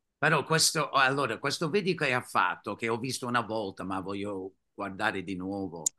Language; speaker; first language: Italian; non-native, fluent; English